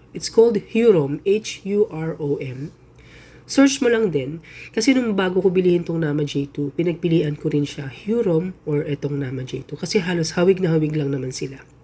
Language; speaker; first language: Filipino; native; Filipino